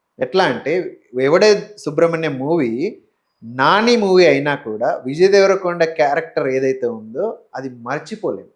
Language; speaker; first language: Telugu; native; Telugu